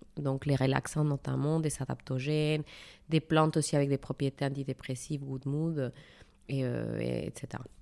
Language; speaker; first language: French; non-native, fluent; Spanish